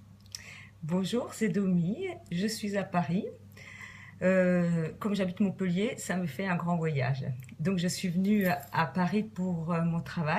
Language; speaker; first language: French; native; French